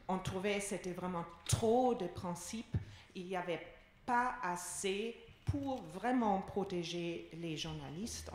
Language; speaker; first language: French; non-native, fluent; German